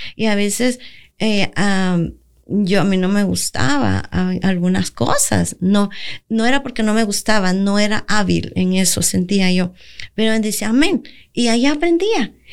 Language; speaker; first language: Spanish; native; Spanish